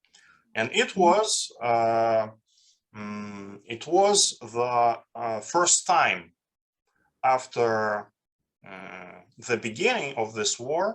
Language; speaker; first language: English; non-native, fluent; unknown